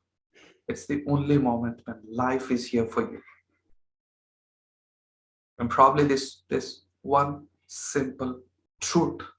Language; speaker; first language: English; non-native, local second language; Hindi